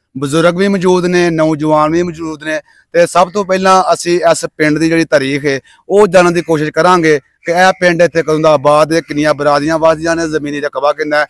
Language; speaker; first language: Punjabi; native; Punjabi